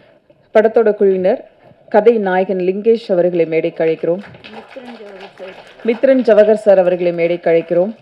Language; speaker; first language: Tamil; native; Tamil